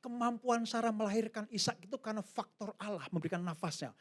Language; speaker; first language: Indonesian; native; Indonesian